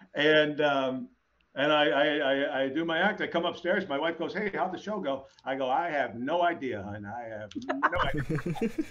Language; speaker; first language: English; native; English